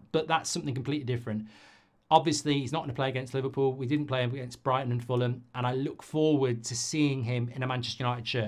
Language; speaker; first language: English; native; English